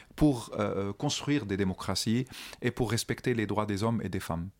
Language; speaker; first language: French; non-native, local second language; Arabic